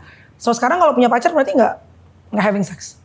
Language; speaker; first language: Indonesian; native; Indonesian